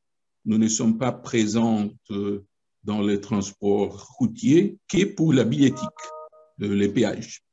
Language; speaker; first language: French; non-native, fluent; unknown